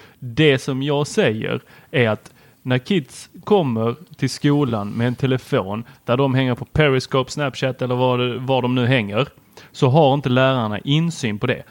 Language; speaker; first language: Swedish; native; Swedish